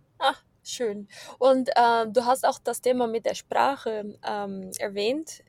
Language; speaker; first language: German; non-native, fluent; Portuguese